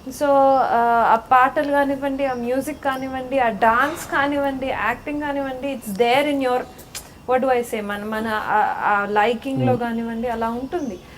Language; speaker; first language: Telugu; native; Telugu